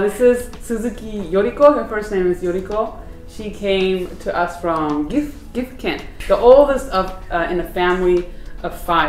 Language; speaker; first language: English; native; English